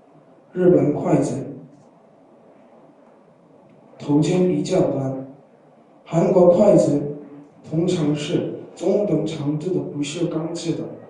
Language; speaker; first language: Chinese; non-native, learner; Korean